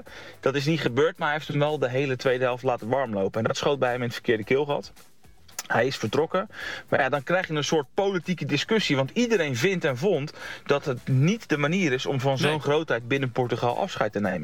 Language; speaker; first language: Dutch; native; Dutch